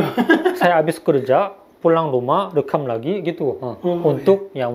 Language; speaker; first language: Indonesian; non-native, fluent; Korean